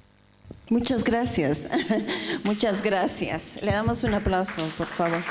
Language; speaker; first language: Spanish; native; Spanish